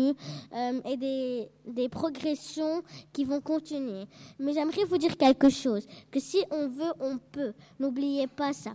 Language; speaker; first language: French; non-native, local second language; Arabic